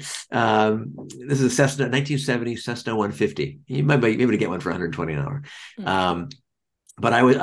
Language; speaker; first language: English; native; English